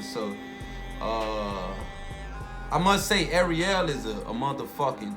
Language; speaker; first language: English; native; English